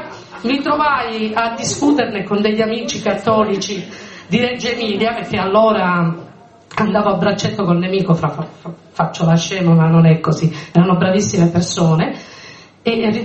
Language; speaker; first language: Italian; native; Italian